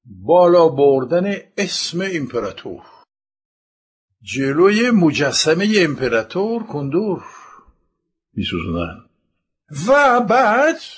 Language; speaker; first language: Persian; non-native, fluent; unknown